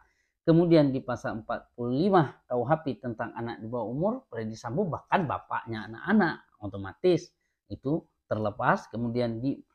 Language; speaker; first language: Indonesian; native; Indonesian